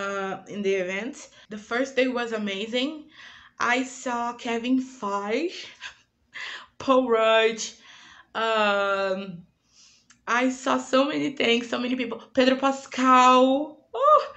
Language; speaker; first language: English; non-native, learner; Portuguese